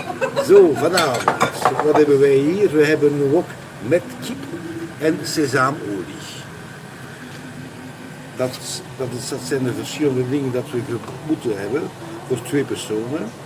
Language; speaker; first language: Dutch; non-native, local second language; French